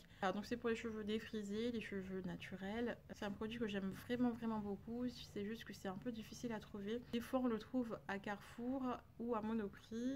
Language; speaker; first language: French; native; French